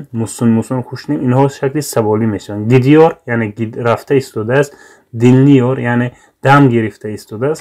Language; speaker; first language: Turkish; non-native, fluent; Tajik